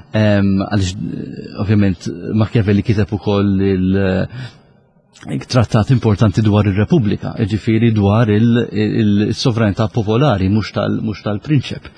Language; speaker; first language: Maltese; native; Maltese